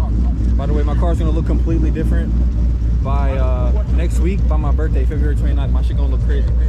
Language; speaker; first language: English; native; English